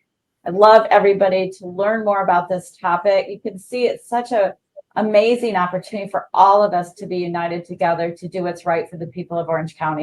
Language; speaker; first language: English; native; English